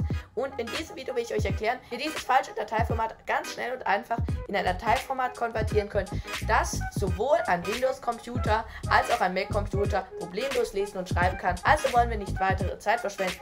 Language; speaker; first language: German; native; German